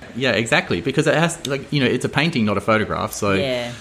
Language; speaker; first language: English; native; English